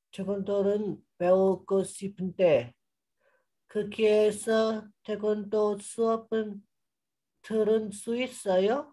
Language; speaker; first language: Korean; non-native, learner; Vietnamese